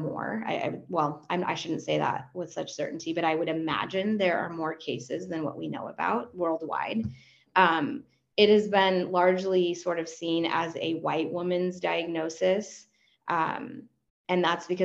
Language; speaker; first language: English; non-native, fluent; Spanish